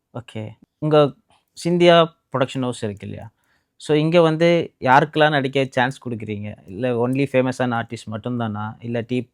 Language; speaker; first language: Tamil; native; Tamil